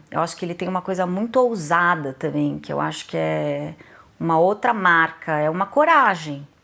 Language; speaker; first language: Portuguese; native; Portuguese